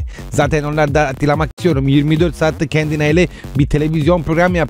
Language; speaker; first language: Turkish; non-native, fluent; Italian